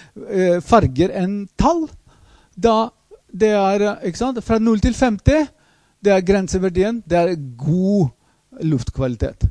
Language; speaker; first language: Norwegian; non-native, fluent; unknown